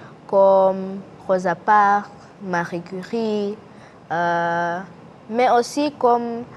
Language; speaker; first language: French; non-native, learner; English